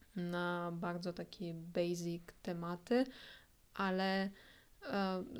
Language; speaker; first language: Polish; non-native, fluent; Russian